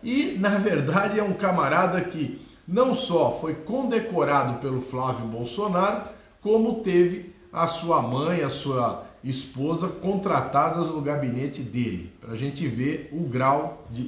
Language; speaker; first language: Portuguese; native; Portuguese